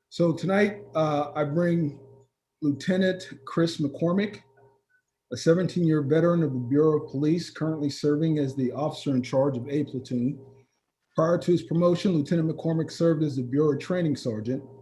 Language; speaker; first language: English; native; English